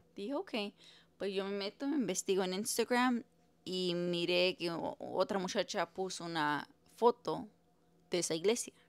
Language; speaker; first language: Spanish; early bilingual, heritage; Spanish